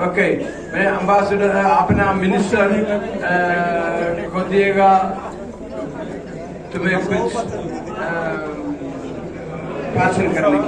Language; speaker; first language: Hindi; non-native, local second language; Malayalam